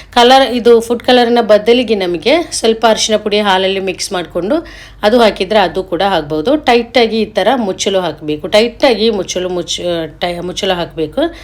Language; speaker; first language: Kannada; non-native, local second language; Malayalam